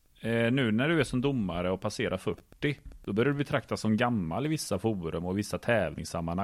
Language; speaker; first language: Swedish; native; Swedish